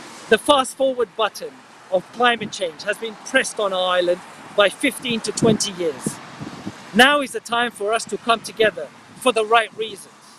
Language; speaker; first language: English; non-native, local second language; Morisyen